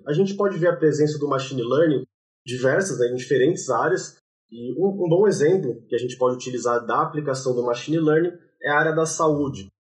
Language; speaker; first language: Portuguese; native; Portuguese